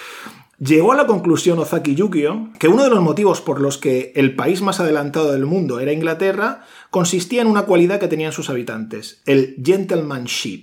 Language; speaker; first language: Spanish; native; Spanish